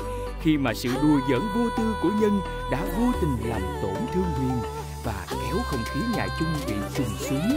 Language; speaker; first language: Vietnamese; native; Vietnamese